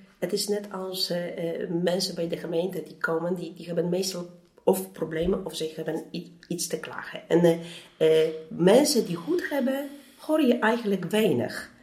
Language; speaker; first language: Dutch; non-native, fluent; Polish